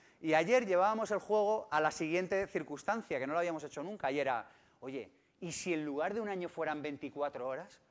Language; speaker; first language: Spanish; native; Spanish